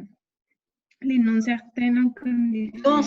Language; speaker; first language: French; non-native, learner; Spanish